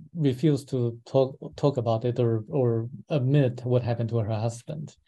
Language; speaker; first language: English; non-native, fluent; Chinese